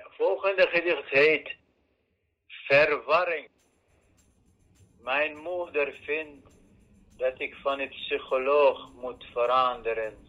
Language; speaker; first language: Dutch; non-native, fluent; Arabic